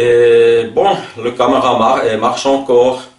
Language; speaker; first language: French; non-native, local second language; German